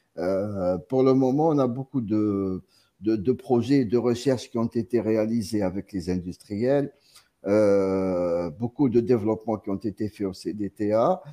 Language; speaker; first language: French; non-native, local second language; Arabic